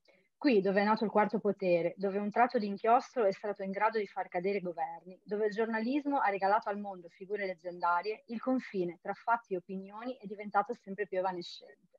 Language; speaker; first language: Italian; native; Italian